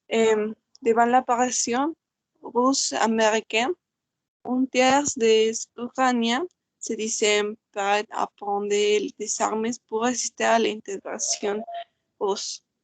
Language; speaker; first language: French; non-native, learner; Spanish